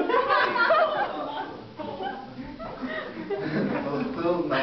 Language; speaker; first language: Russian; non-native, learner; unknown